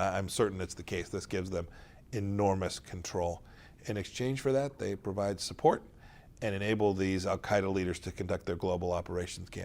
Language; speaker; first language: English; native; English